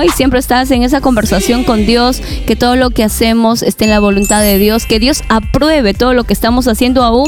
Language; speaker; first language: Spanish; native; Spanish